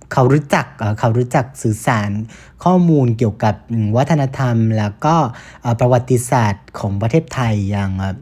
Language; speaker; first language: Thai; non-native, fluent; Vietnamese